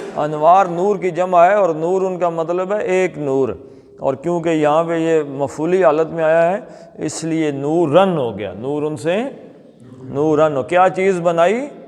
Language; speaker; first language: Urdu; native; Urdu